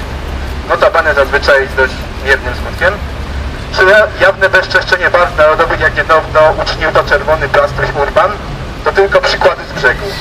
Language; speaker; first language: Polish; native; Polish